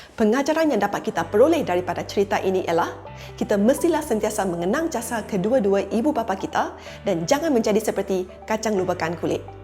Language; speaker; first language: Malay; non-native, local second language; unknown